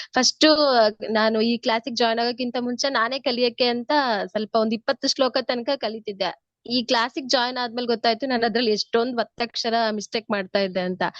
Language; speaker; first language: Kannada; native; Kannada